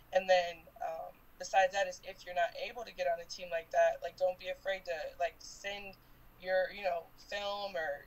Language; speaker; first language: English; native; English